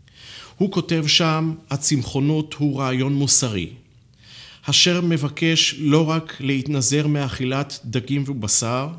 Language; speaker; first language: Hebrew; native; Hebrew